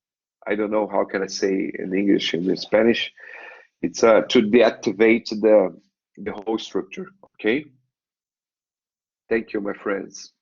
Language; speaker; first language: English; non-native, learner; Portuguese